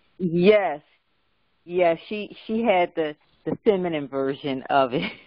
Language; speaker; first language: English; native; English